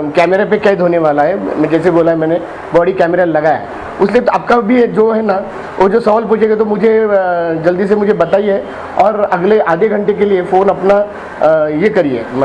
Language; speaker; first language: Hindi; non-native, local second language; Marathi